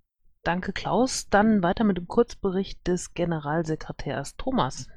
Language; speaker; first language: German; native; German